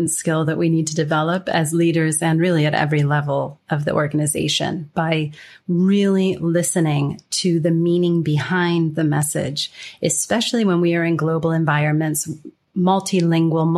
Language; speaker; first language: English; native; English